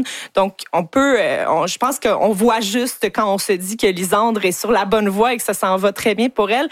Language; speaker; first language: French; native; French